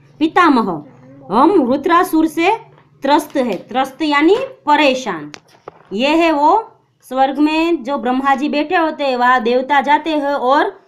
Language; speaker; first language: Hindi; non-native, local second language; Gujarati